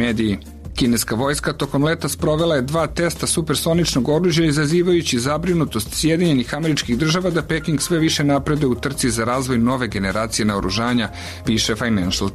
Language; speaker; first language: Croatian; native; Croatian